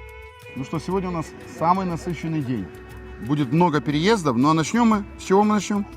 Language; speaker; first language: Russian; native; Russian